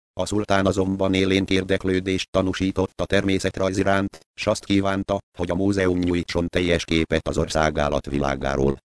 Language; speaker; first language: Hungarian; native; Hungarian